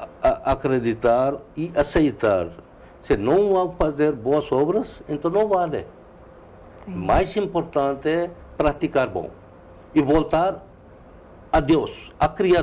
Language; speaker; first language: Portuguese; non-native, learner; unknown